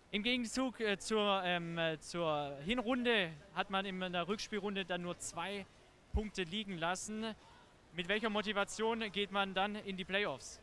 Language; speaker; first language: German; native; German